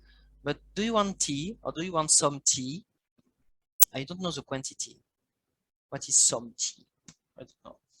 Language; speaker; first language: English; non-native, learner; French